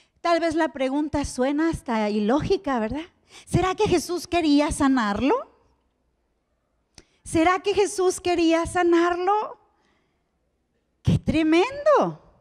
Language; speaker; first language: Spanish; native; Spanish